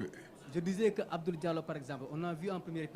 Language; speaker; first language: French; non-native, local second language; Wolof